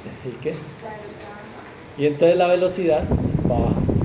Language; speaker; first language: Spanish; native; Spanish